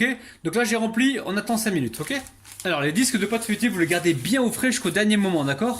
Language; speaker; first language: French; native; French